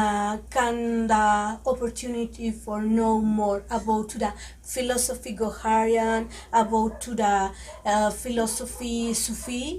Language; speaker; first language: English; non-native, learner; Spanish